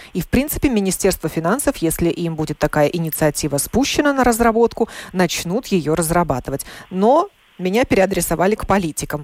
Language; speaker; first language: Russian; native; Russian